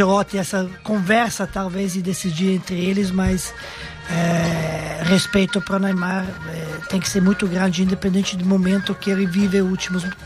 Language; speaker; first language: Portuguese; non-native, fluent; Serbian